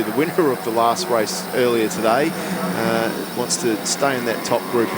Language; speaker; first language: English; native; English